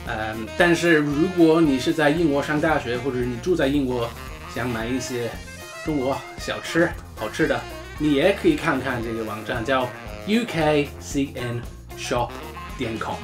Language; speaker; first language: Chinese; non-native, fluent; English